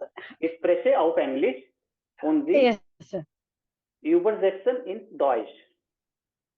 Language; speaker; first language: German; non-native, fluent; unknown